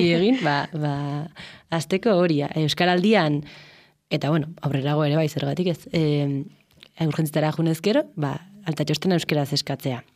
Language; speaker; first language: Basque; native; Basque